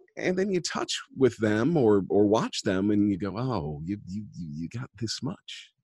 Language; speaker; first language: English; native; English